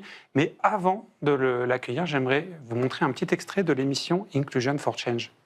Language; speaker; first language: French; native; French